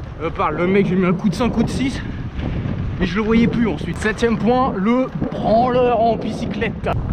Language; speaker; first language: French; native; French